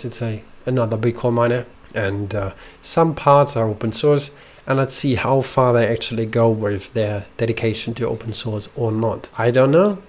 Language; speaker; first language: English; non-native, fluent; German